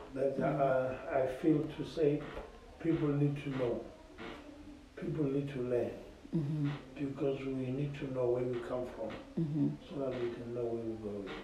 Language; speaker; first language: English; non-native, local second language; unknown